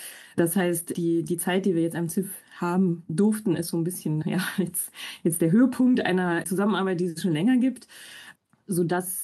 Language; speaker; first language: German; native; German